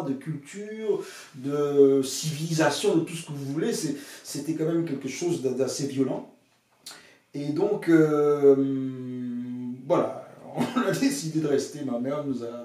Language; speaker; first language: French; non-native, fluent; English